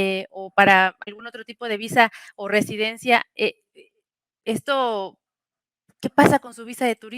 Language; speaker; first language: Spanish; native; Spanish